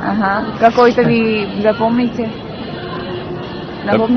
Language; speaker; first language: Russian; non-native, learner; Hindi